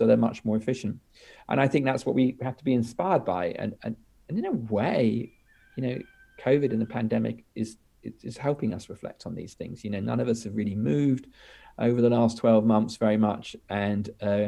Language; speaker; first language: English; native; English